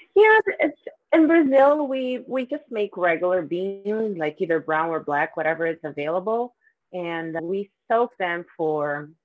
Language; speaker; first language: English; non-native, fluent; Portuguese